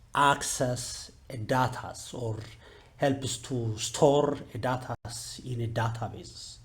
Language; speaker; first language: English; non-native, local second language; Amharic